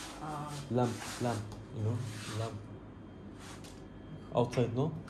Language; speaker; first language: English; non-native, fluent; Persian